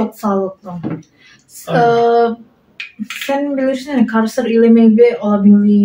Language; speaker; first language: Turkish; non-native, learner; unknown